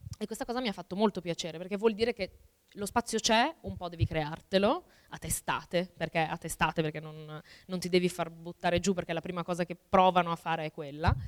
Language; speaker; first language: Italian; early bilingual, other home language; Albanian